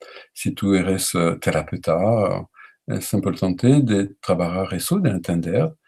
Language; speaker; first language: Spanish; non-native, learner; French